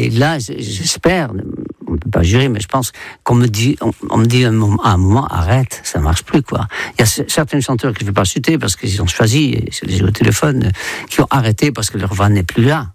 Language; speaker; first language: French; non-native, fluent; Dutch